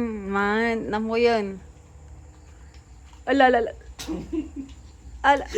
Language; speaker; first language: Filipino; native; Filipino